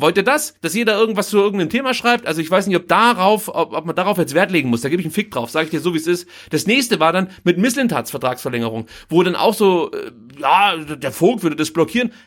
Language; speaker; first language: German; native; German